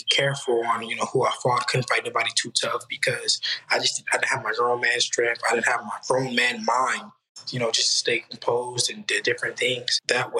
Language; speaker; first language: English; native; English